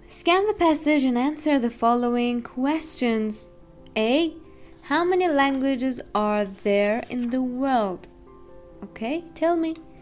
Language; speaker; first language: English; non-native, fluent; Persian